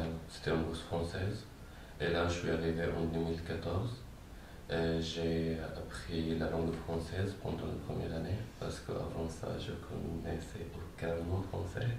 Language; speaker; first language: French; non-native, fluent; Arabic